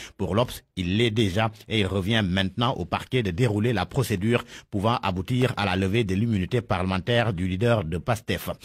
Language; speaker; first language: French; non-native, local second language; Wolof